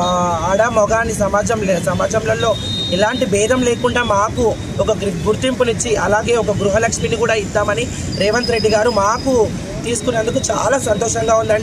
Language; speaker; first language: Telugu; native; Telugu